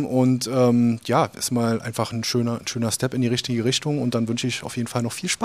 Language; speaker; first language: German; native; German